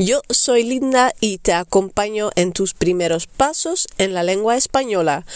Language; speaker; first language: Spanish; non-native, fluent; Dutch